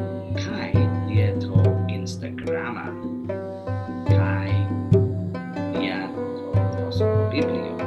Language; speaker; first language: Greek; non-native, learner; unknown